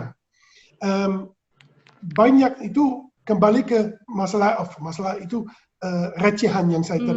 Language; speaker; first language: Indonesian; non-native, fluent; Dutch